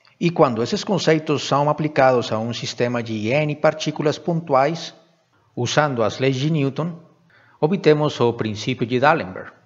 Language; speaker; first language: Portuguese; non-native, fluent; Spanish